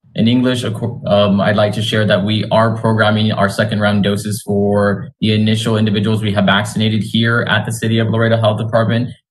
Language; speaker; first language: English; native; English